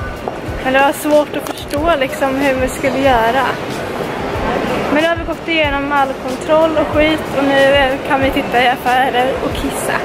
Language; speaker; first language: Swedish; native; Swedish